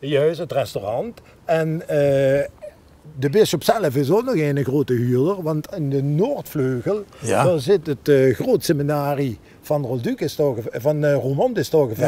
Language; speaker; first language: Dutch; native; Dutch